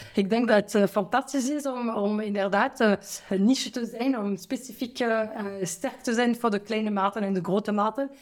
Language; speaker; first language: Dutch; non-native, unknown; French